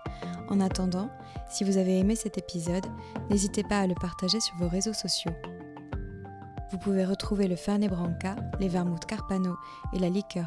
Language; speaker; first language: French; native; French